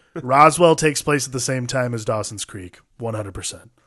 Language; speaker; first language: English; native; English